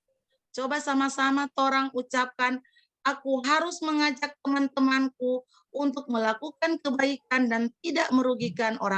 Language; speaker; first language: Indonesian; native; Indonesian